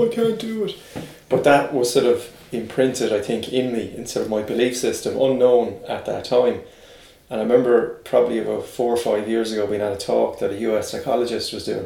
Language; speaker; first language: English; native; English